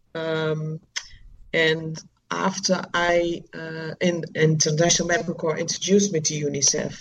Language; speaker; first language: English; non-native, fluent; Dutch